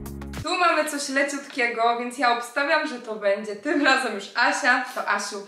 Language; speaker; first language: Polish; native; Polish